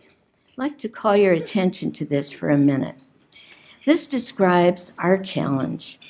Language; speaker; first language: English; native; English